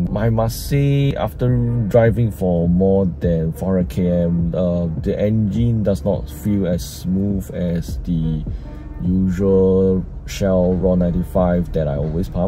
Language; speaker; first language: English; native; English